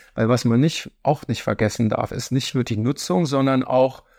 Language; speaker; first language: German; native; German